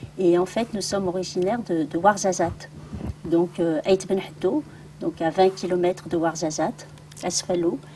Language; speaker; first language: French; early bilingual, other home language; Arabic